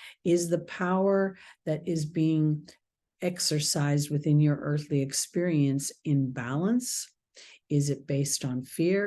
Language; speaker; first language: English; native; English